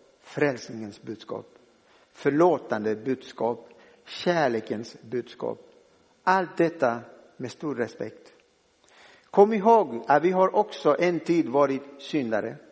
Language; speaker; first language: Swedish; non-native, fluent; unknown